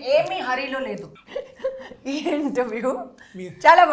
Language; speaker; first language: Telugu; non-native, local second language; Hindi